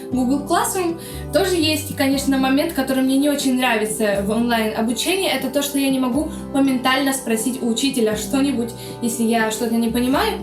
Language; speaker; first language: Russian; early bilingual, other home language; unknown